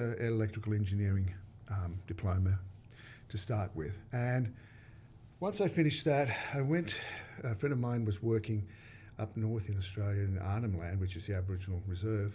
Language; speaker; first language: English; native; English